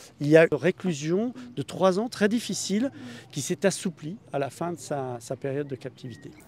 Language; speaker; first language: French; native; French